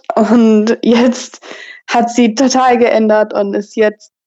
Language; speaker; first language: German; non-native, fluent; English